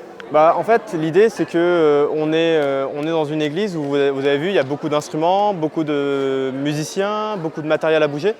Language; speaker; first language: French; native; French